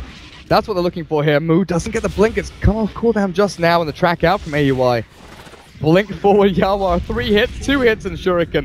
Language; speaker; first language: English; native; English